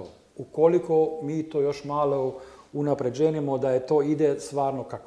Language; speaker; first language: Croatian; non-native, learner; German